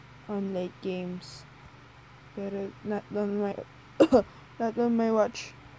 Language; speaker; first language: English; non-native, local second language; Filipino